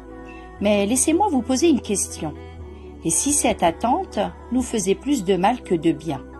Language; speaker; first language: French; native; French